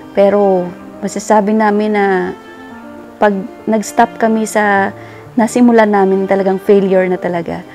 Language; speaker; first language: Filipino; non-native, local second language; Hiligaynon